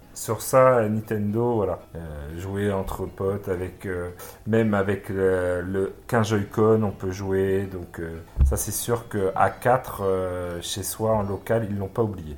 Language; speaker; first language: French; native; French